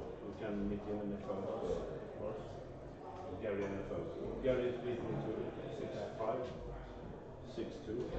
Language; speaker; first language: English; non-native, learner; Norwegian